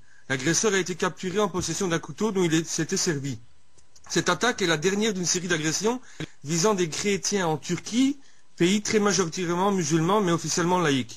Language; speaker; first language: French; native; French